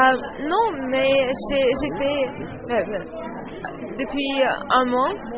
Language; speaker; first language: French; non-native, fluent; Russian